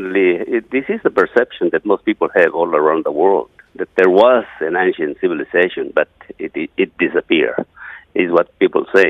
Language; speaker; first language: English; non-native, fluent; Yucateco